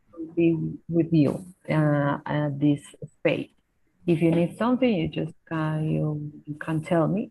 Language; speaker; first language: English; non-native, fluent; Spanish